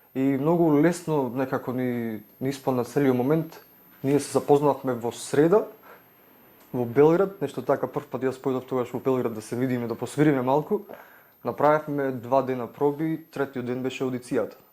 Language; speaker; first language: Macedonian; native; Macedonian